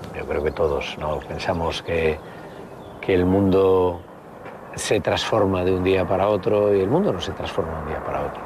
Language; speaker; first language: Spanish; native; Spanish